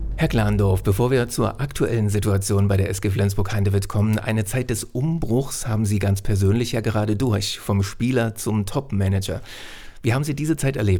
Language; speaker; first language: German; native; German